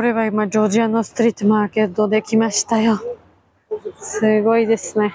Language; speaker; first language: Japanese; non-native, learner; Georgian